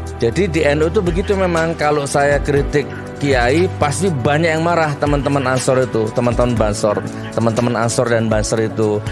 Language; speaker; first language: Indonesian; non-native, local second language; Madurese